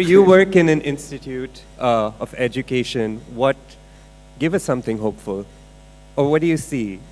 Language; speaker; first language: English; non-native, local second language; Urdu